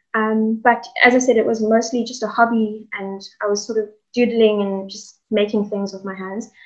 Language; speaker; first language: English; native; English